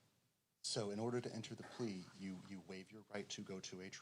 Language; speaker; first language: English; native; English